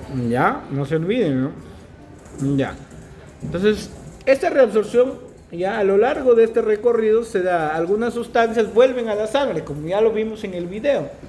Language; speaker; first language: Spanish; native; Spanish